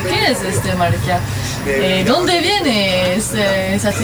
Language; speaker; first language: Spanish; non-native, learner; French